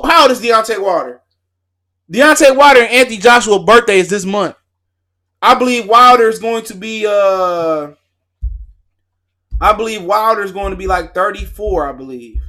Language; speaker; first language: English; native; English